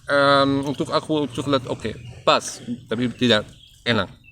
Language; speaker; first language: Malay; non-native, learner; Arabic